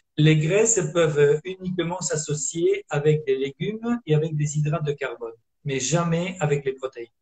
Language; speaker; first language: French; non-native, fluent; Italian